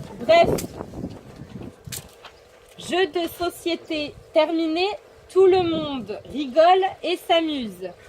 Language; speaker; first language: French; native; French